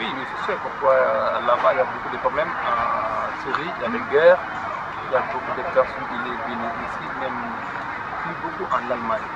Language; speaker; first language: French; non-native, learner; Wolof